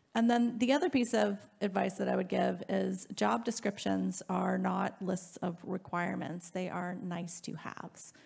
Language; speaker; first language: English; native; English